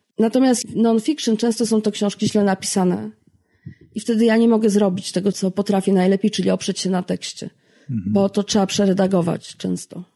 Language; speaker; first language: Polish; native; Polish